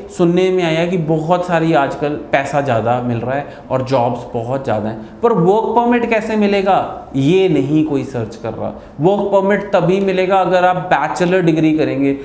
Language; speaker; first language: Hindi; non-native, local second language; Punjabi